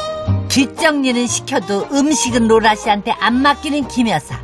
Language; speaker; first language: Korean; native; Korean